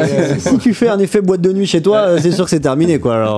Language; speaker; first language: French; native; French